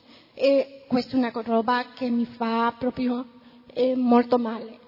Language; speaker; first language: Italian; non-native, fluent; Spanish